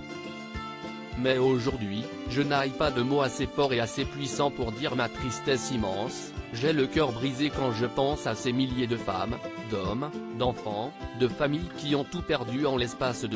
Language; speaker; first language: French; native; French